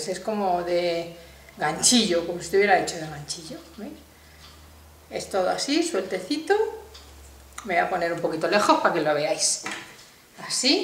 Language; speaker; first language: Spanish; native; Spanish